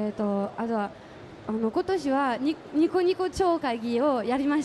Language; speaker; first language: Japanese; non-native, fluent; French